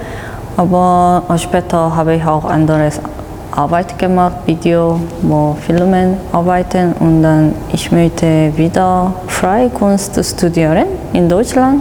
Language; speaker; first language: German; non-native, fluent; Korean